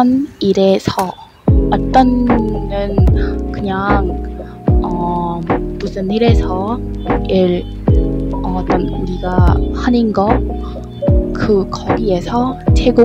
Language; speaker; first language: Korean; non-native, learner; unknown